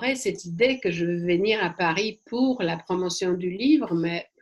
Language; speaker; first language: French; non-native, fluent; Polish